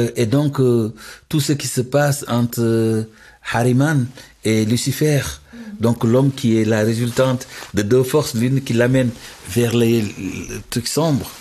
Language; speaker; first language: French; non-native, local second language; Wolof